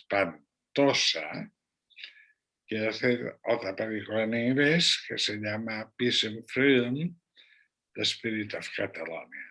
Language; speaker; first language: Spanish; non-native, local second language; Catalan